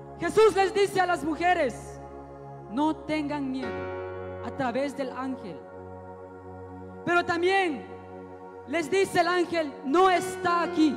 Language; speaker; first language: Spanish; native; Spanish